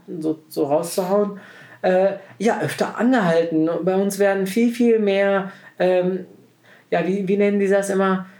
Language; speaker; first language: German; early bilingual, other home language; Turkish